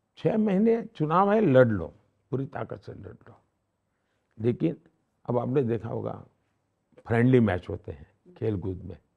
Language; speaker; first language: Hindi; non-native, local second language; Gujarati